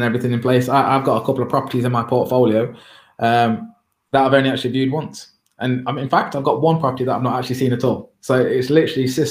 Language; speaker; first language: English; native; English